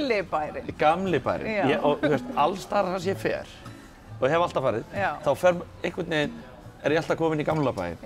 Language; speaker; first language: Icelandic; native; Icelandic